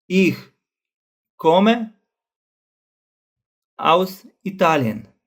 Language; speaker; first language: German; non-native, fluent; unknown